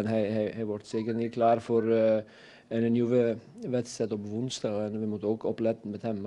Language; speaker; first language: Dutch; non-native, fluent; Icelandic